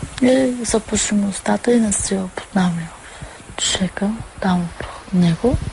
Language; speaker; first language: Bulgarian; non-native, local second language; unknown